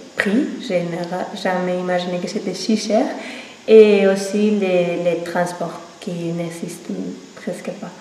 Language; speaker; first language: French; non-native, fluent; Spanish